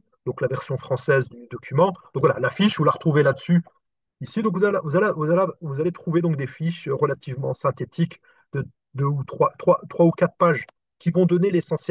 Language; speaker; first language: French; native; French